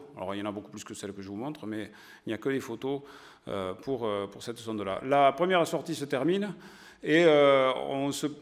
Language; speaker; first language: French; native; French